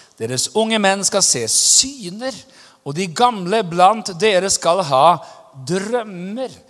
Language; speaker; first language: Norwegian; native; Norwegian